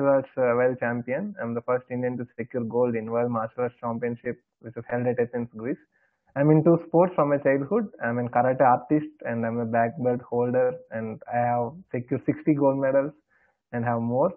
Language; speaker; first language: English; non-native, local second language; Telugu